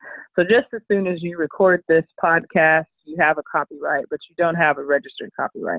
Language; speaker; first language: English; native; English